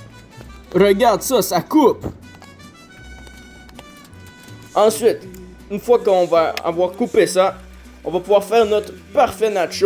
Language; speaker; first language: French; native; French